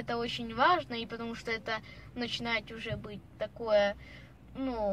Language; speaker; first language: Russian; early bilingual, heritage; Russian